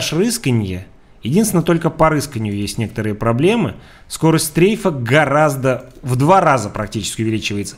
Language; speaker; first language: Russian; native; Russian